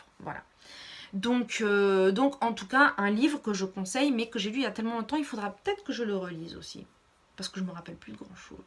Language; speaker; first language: French; native; French